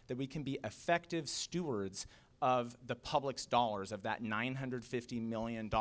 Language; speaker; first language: English; native; English